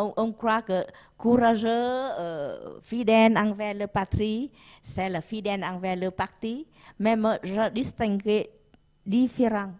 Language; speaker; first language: French; non-native, learner; Vietnamese